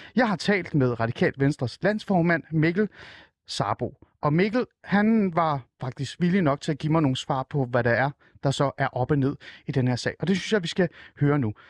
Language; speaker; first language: Danish; early bilingual, other home language; Persian